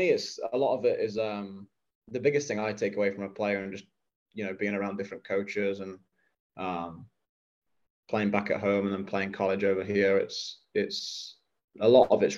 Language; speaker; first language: English; native; English